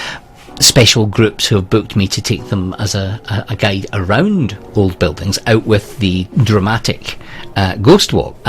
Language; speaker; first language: English; native; English